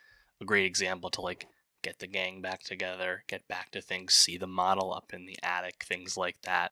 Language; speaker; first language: English; native; English